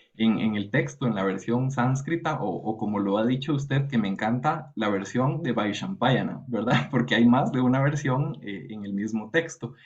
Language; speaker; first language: Spanish; native; Spanish